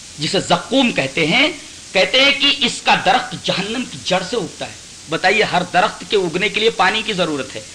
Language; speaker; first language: Urdu; native; Urdu